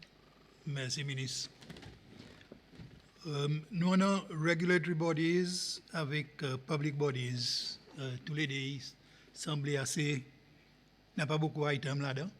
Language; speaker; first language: French; non-native, local second language; Seselwa Creole French